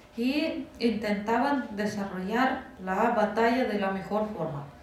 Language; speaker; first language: Spanish; non-native, fluent; Russian